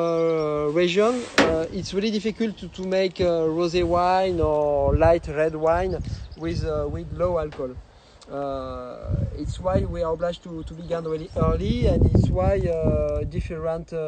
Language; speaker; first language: English; non-native, learner; French